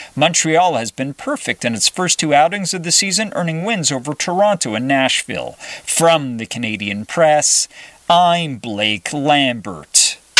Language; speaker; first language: English; native; English